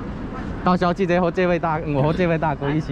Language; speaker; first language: Chinese; non-native, local second language; Cantonese